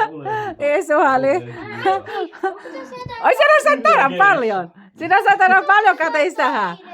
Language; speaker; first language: Finnish; non-native, learner; Filipino